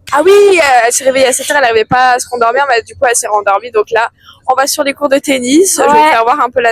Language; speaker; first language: French; native; French